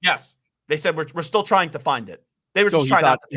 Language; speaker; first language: English; native; English